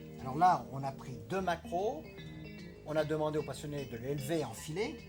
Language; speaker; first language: French; native; French